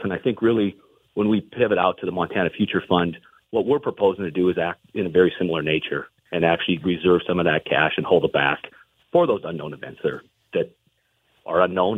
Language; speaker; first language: English; native; English